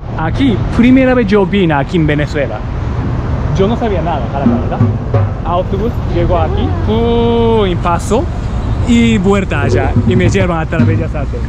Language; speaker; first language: Spanish; non-native, learner; Japanese